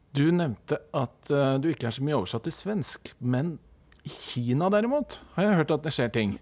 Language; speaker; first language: Norwegian; native; Norwegian